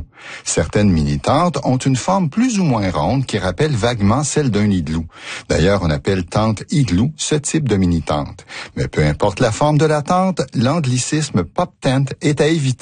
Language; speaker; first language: French; native; French